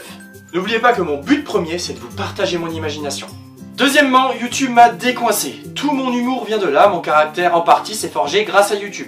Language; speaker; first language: French; native; French